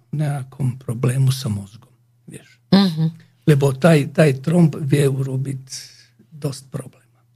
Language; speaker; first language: Slovak; non-native, learner; Croatian